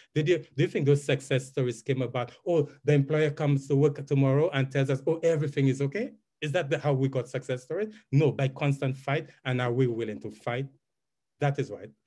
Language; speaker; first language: English; native; English